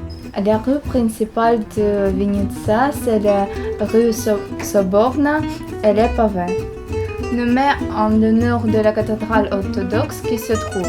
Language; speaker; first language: French; non-native, learner; Ukrainian